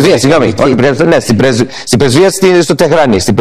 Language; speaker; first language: Greek; early bilingual, heritage; English